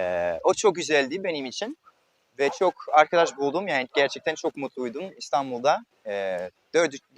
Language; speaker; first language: Turkish; non-native, fluent; French